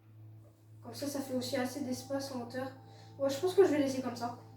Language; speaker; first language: French; native; French